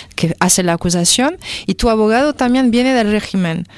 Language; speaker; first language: Spanish; non-native, fluent; French